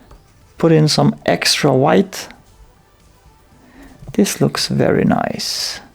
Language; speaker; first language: English; non-native, fluent; German